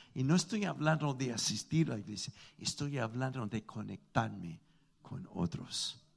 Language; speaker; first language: Spanish; non-native, fluent; English